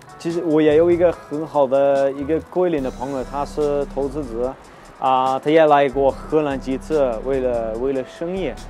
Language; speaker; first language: Chinese; non-native, fluent; Dutch